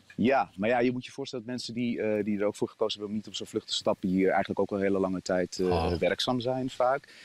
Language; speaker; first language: Dutch; native; Dutch